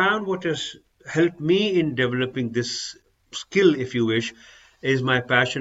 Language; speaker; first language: English; non-native, local second language; Urdu